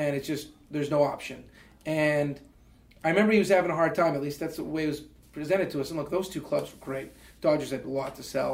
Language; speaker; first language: English; native; English